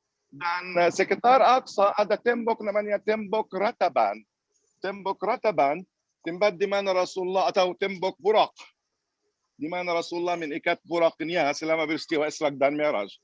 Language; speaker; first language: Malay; non-native, fluent; Arabic